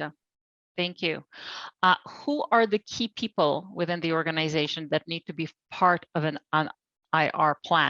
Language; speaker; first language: English; non-native, fluent; Polish